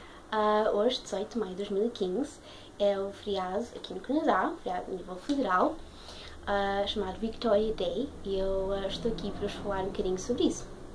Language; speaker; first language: Portuguese; native; Portuguese